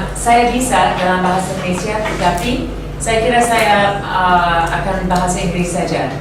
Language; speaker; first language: Indonesian; non-native, fluent; English